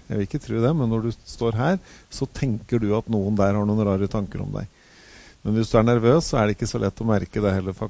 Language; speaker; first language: Norwegian; native; Norwegian